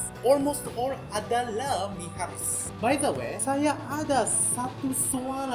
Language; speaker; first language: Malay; non-native, learner; Japanese